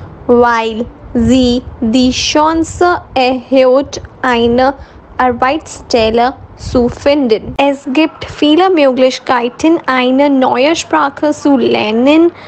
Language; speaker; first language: German; non-native, learner; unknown